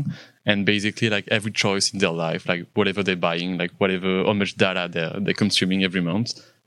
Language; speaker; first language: English; non-native, fluent; French